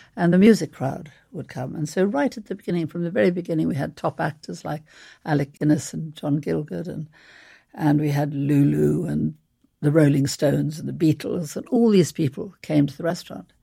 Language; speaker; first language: English; native; English